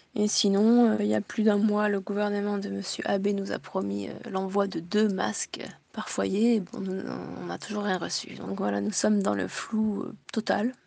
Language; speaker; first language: French; early bilingual, heritage; Japanese